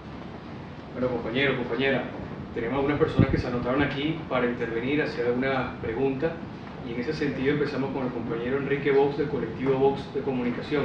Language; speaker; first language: Spanish; native; Spanish